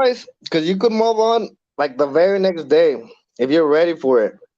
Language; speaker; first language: English; early bilingual, other home language; Spanish